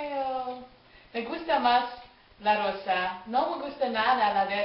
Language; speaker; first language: Spanish; non-native, learner; Dutch